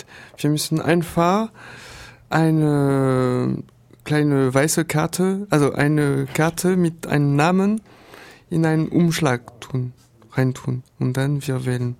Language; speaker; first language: German; non-native, learner; French